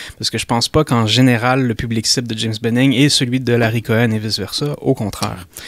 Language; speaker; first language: French; native; French